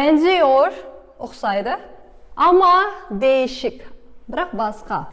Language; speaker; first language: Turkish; non-native, fluent; Kazakh